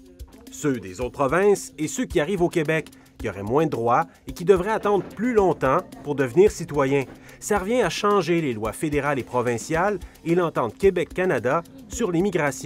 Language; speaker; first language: French; native; French